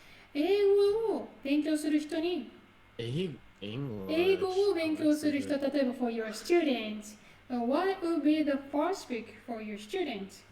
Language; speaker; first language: English; non-native, fluent; Japanese